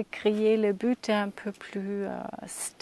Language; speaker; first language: French; non-native, learner; German